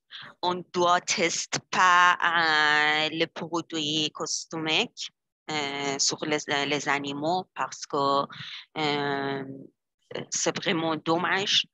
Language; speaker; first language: French; non-native, learner; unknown